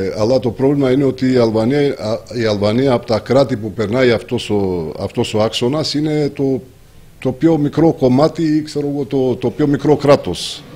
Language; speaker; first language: Greek; non-native, fluent; Albanian